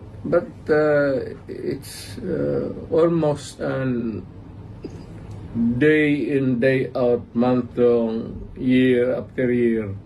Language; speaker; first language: English; non-native, local second language; Cebuano